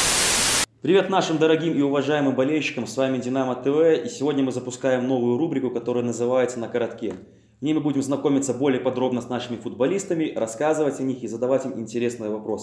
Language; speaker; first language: Russian; native; Russian